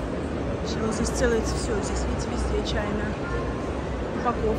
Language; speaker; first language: Russian; native; Russian